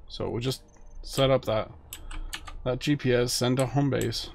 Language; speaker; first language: English; native; English